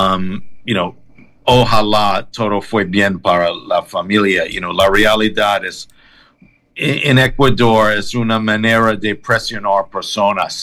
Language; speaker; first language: Spanish; non-native, learner; English